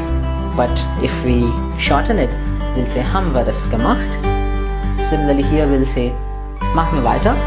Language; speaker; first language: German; non-native, fluent; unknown